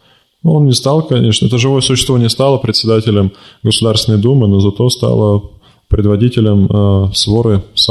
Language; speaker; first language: Russian; native; Russian